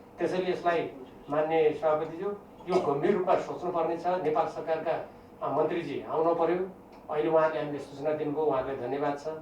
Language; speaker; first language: Nepali; native; Nepali